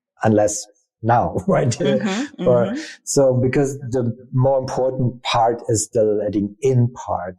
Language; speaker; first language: English; non-native, fluent; German